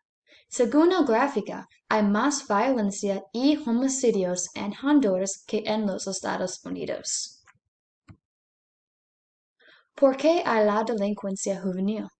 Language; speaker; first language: Spanish; non-native, learner; English